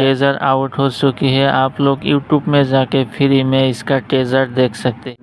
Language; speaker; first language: Hindi; non-native, fluent; Bangla